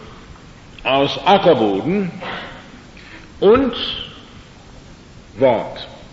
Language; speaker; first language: German; non-native, fluent; English